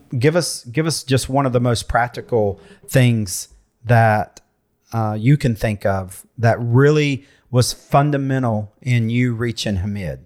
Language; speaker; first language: English; native; English